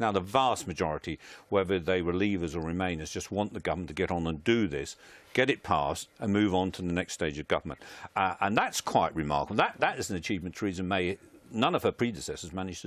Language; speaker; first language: English; native; English